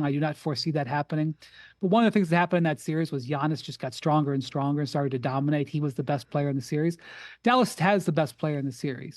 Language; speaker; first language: English; native; English